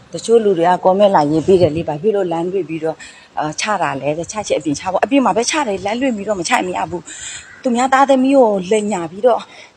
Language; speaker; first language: Burmese; non-native, local second language; Karen languages